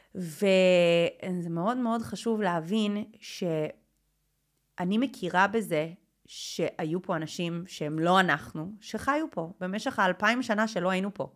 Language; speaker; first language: Hebrew; non-native, fluent; English